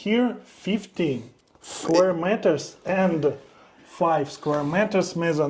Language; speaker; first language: English; non-native, learner; Russian